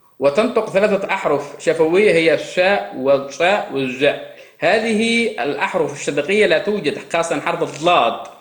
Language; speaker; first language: Arabic; non-native, local second language; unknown